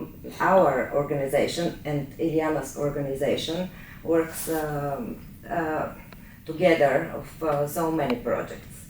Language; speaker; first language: English; non-native, learner; Bulgarian